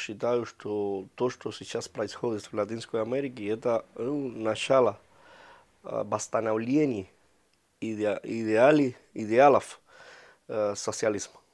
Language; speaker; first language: Russian; non-native, fluent; Spanish